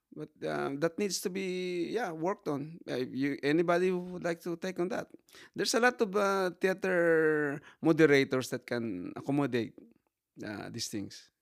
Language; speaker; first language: English; non-native, local second language; Hiligaynon